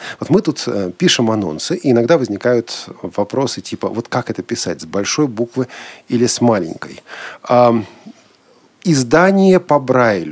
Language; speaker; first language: Russian; native; Russian